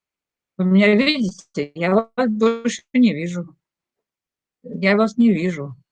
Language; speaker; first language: Russian; native; Russian